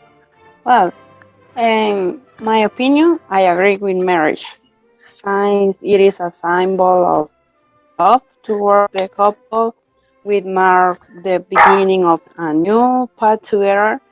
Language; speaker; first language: English; non-native, learner; Spanish